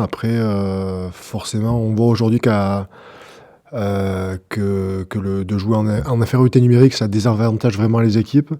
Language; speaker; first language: French; native; French